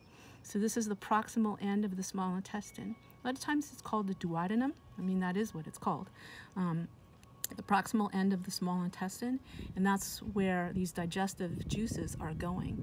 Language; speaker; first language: English; native; English